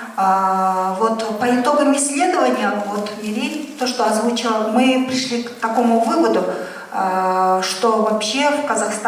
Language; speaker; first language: Russian; non-native, local second language; Kazakh